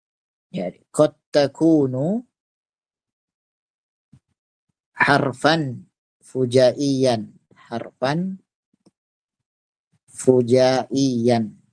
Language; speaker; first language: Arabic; non-native, fluent; Indonesian